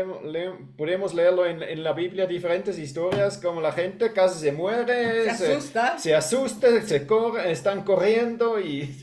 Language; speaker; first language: Spanish; non-native, fluent; English